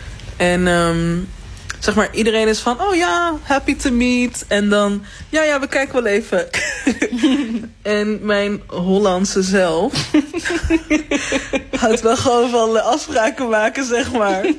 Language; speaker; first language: Dutch; native; Dutch